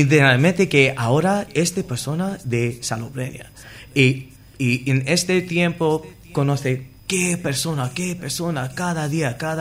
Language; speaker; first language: Spanish; non-native, learner; English